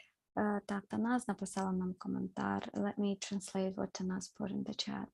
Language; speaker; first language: Ukrainian; native; Ukrainian